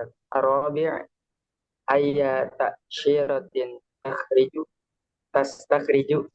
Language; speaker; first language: Arabic; non-native, learner; Indonesian